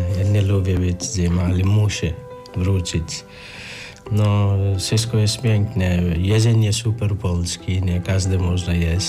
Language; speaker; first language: Polish; non-native, learner; Nepali